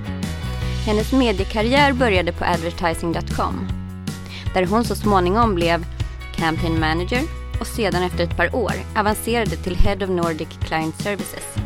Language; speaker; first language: Swedish; native; Swedish